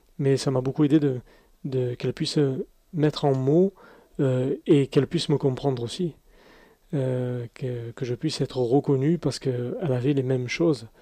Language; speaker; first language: French; native; French